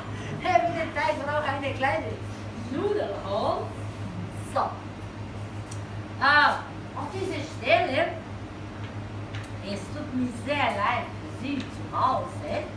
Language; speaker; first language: German; non-native, fluent; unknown